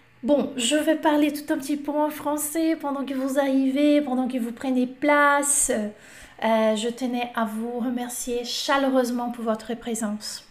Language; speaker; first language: French; non-native, fluent; Portuguese